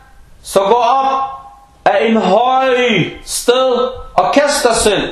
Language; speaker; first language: Danish; early bilingual, other home language; Arabic